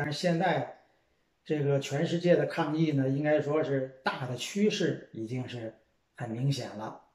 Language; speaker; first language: Chinese; native; Chinese